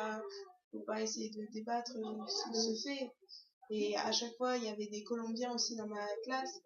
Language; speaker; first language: French; early bilingual, other home language; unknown